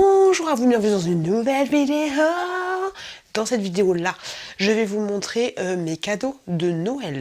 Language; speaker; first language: French; native; French